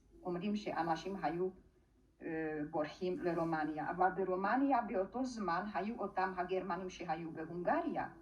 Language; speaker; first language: Hebrew; non-native, fluent; Hungarian